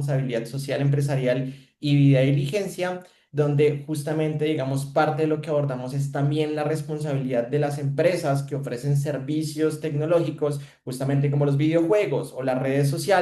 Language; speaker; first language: Spanish; native; Spanish